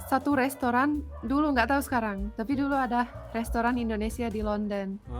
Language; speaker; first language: Indonesian; non-native, fluent; Finnish